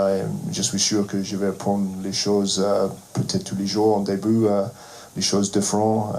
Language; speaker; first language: French; non-native, fluent; English